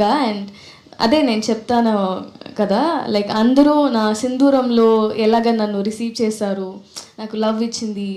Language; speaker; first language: Telugu; non-native, fluent; Tamil